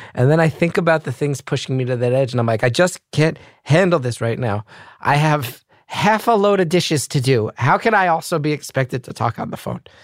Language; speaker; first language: English; native; English